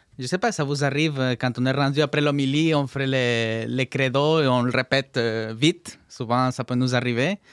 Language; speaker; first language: French; non-native, fluent; Spanish